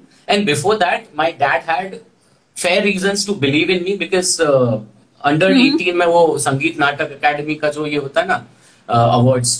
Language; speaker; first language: English; non-native, local second language; Gujarati